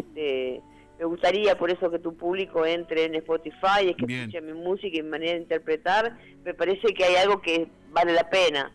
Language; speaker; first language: Spanish; native; Spanish